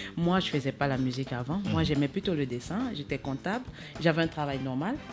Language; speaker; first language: French; native; French